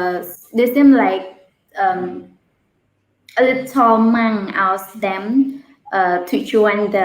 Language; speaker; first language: English; non-native, learner; Khmer